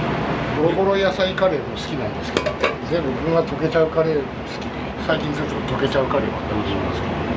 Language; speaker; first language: Japanese; native; Japanese